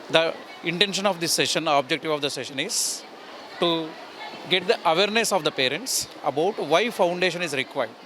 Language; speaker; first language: English; non-native, local second language; Telugu